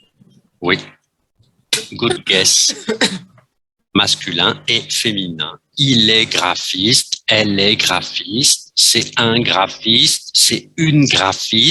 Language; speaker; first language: French; non-native, fluent; Vietnamese